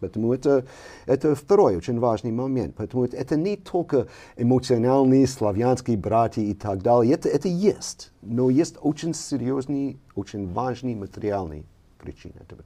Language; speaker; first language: Russian; non-native, fluent; English